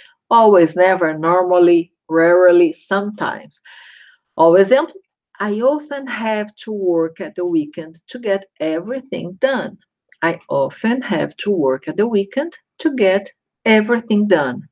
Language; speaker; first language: English; non-native, fluent; Portuguese